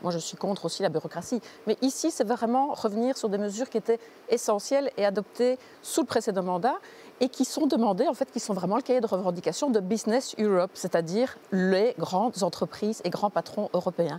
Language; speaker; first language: French; native; French